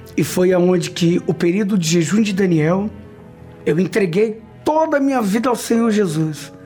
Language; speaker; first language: Portuguese; native; Portuguese